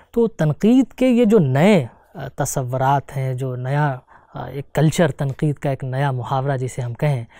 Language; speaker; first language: Hindi; native; Hindi